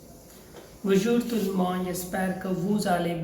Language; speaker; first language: French; non-native, fluent; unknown